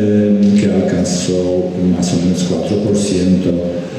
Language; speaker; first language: Spanish; non-native, fluent; Polish